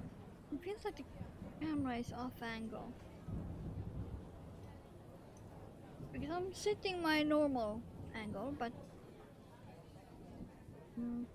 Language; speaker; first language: English; non-native, fluent; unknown